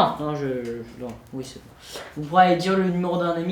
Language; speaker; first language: French; native; French